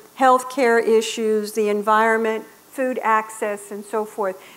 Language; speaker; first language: English; native; English